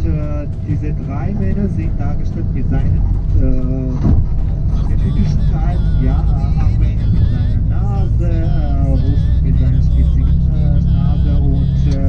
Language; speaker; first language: German; non-native, fluent; Armenian